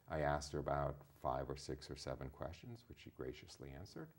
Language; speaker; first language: English; native; English